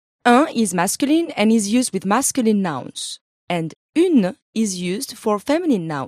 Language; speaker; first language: English; non-native, fluent; French